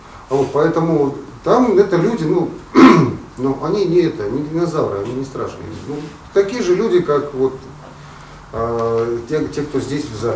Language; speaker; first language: Russian; native; Russian